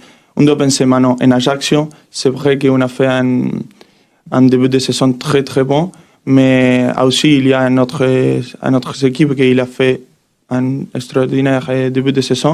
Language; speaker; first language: French; non-native, learner; Spanish